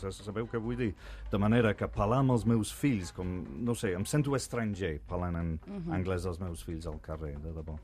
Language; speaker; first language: Catalan; non-native, fluent; English